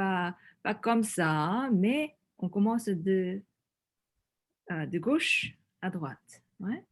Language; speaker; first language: French; non-native, fluent; Korean